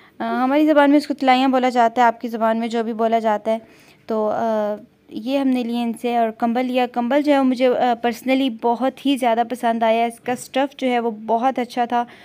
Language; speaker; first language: Urdu; non-native, local second language; Punjabi